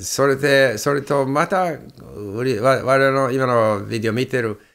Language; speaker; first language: Japanese; non-native, fluent; English